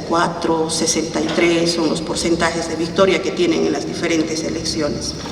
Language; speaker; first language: Spanish; native; Spanish